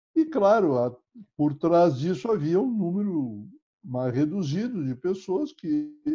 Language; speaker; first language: Portuguese; native; Portuguese